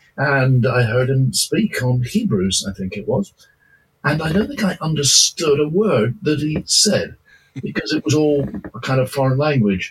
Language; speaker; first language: English; native; English